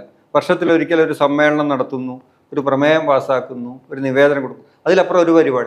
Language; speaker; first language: Malayalam; native; Malayalam